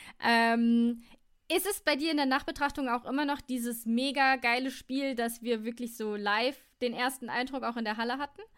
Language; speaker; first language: German; native; German